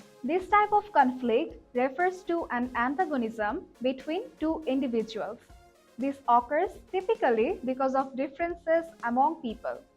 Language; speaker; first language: English; non-native, local second language; Bangla